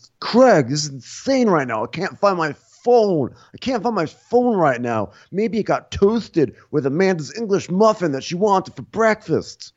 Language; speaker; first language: English; native; English